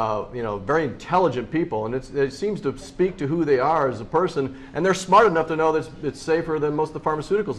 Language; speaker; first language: English; native; English